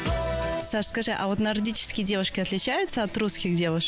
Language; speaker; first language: Russian; native; Russian